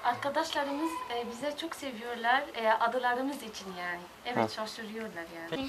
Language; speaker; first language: Turkish; early bilingual, other home language; Arabic